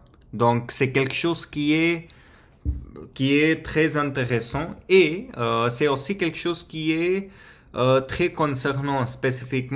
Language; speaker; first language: French; non-native, fluent; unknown